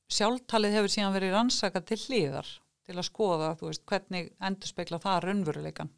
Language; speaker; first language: Icelandic; native; Icelandic